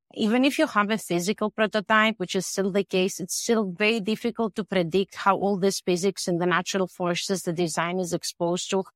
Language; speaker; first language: English; non-native, fluent; Greek